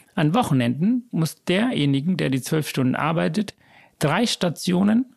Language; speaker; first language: German; early bilingual, other home language; Sinhala